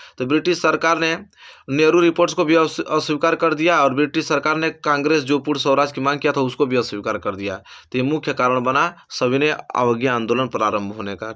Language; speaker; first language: Hindi; native; Hindi